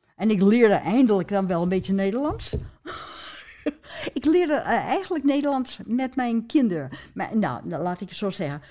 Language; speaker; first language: Dutch; non-native, fluent; English